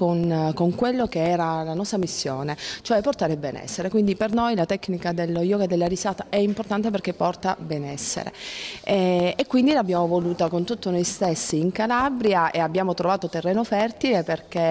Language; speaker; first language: Italian; native; Italian